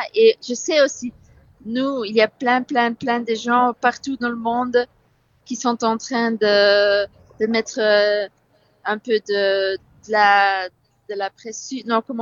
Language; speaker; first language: French; non-native, fluent; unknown